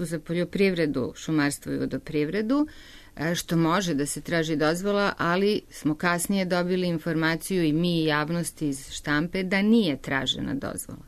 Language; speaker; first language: Serbian; native; Serbian